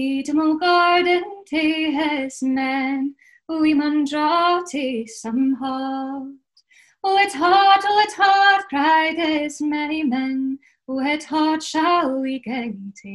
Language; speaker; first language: English; native; English